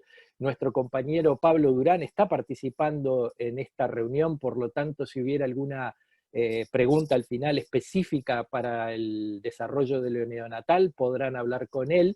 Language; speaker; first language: Spanish; native; Spanish